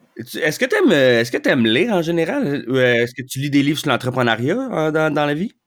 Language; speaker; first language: French; native; French